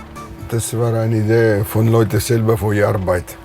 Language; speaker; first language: German; non-native, learner; Italian